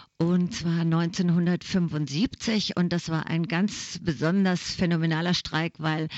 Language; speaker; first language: German; native; German